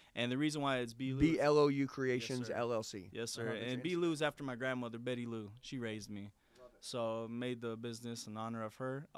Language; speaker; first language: English; native; English